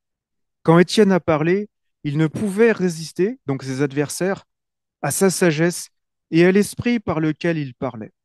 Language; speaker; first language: French; native; French